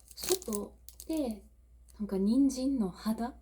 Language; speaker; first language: Japanese; non-native, learner; English